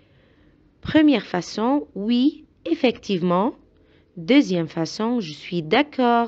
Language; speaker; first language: French; non-native, fluent; Arabic